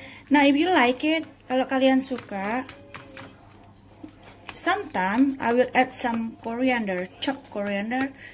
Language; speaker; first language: English; non-native, learner; Indonesian